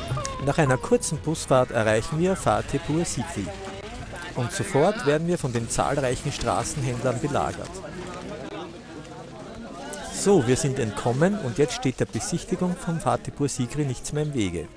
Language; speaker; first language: German; native; German